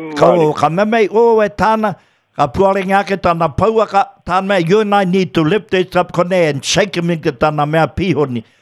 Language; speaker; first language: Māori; native; Māori